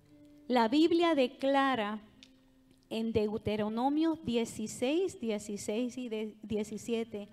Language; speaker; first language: Spanish; native; Spanish